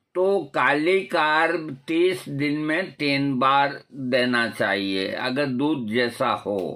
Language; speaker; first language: Hindi; non-native, local second language; Marwari